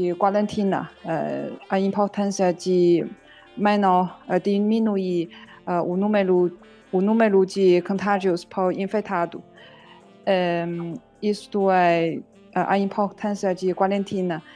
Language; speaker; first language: Portuguese; non-native, learner; Chinese